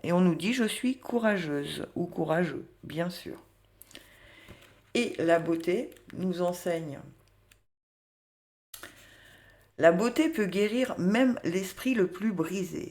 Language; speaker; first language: French; native; French